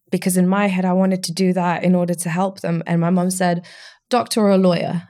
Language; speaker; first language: English; early bilingual, other home language; Romanian